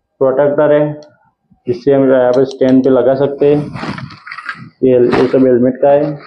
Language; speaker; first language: Hindi; non-native, local second language; Gujarati